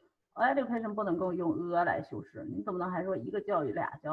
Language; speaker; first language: Chinese; native; Chinese